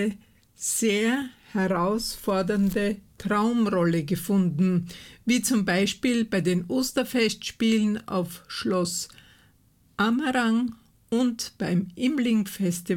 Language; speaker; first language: German; native; German